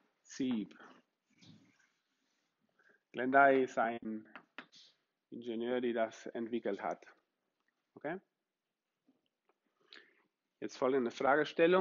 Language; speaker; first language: German; non-native, fluent; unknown